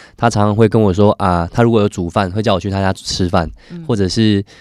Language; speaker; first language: Chinese; native; Chinese